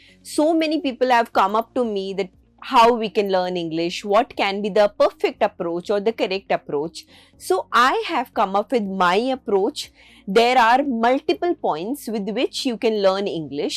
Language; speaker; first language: English; non-native, local second language; Hindi